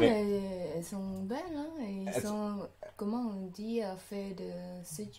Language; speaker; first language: French; non-native, learner; Khmer